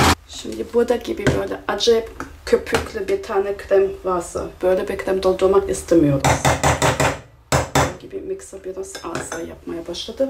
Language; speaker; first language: Turkish; non-native, fluent; German